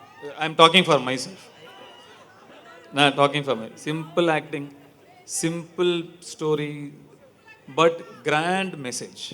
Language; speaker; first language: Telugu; non-native, learner; Tamil